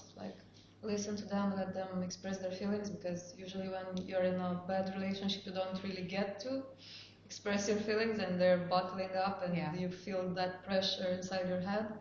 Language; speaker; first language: English; non-native, fluent; Romanian